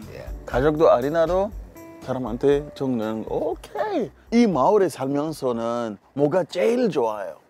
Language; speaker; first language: Korean; non-native, learner; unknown